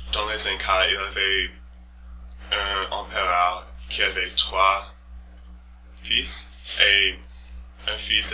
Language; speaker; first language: French; non-native, learner; English